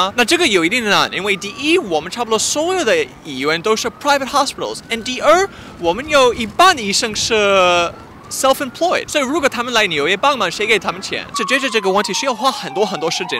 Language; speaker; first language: Chinese; non-native, fluent; English